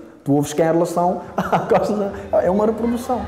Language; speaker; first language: Portuguese; non-native, local second language; Kabuverdianu